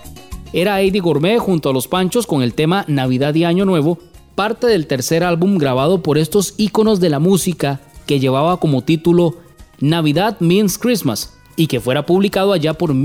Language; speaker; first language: Spanish; native; Spanish